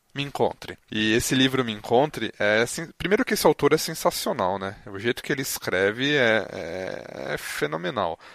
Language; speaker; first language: Portuguese; native; Portuguese